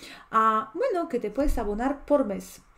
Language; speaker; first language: Spanish; non-native, fluent; Polish